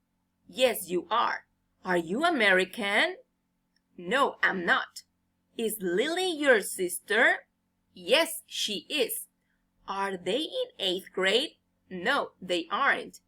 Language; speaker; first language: English; non-native, fluent; Spanish